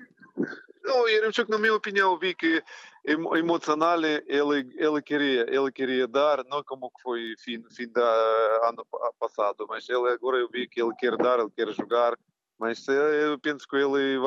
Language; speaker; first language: Portuguese; non-native, learner; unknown